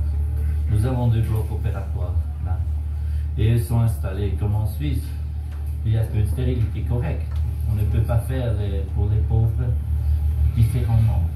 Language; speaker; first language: French; non-native, local second language; German